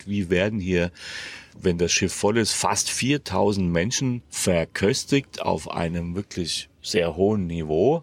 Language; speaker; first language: German; native; German